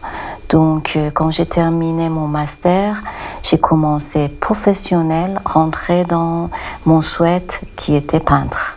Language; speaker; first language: French; non-native, learner; Persian